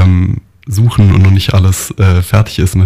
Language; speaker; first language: German; native; German